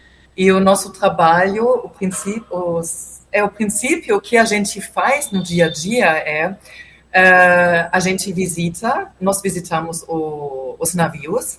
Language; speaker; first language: Portuguese; non-native, fluent; German